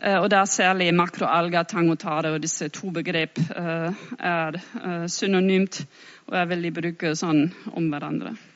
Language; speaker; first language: Norwegian; non-native, fluent; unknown